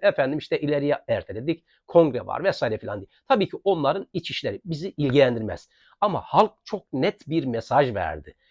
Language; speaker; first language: Turkish; native; Turkish